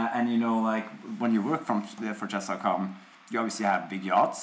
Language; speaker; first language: English; non-native, fluent; Norwegian